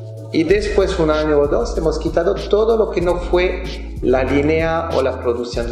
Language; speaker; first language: Spanish; non-native, fluent; French